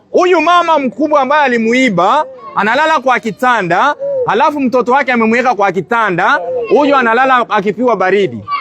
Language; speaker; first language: Swahili; native; Swahili